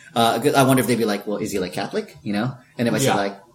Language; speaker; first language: English; early bilingual, other home language; Filipino